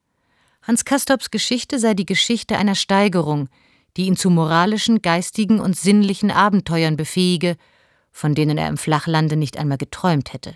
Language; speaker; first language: German; native; German